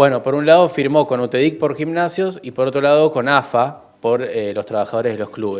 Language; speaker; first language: Spanish; native; Spanish